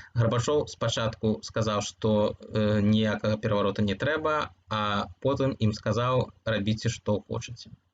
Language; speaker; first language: Belarusian; native; Belarusian